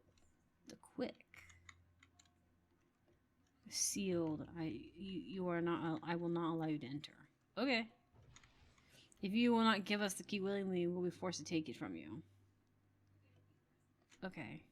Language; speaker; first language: English; native; English